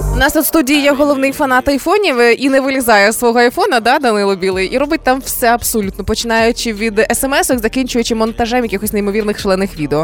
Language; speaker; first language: Ukrainian; native; Ukrainian